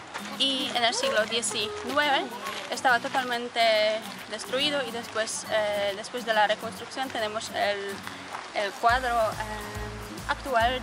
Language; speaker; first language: Spanish; non-native, fluent; Polish